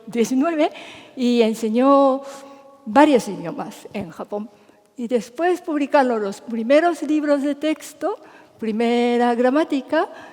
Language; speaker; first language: Spanish; non-native, fluent; Japanese